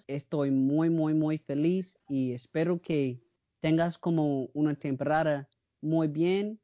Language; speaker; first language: Spanish; non-native, learner; English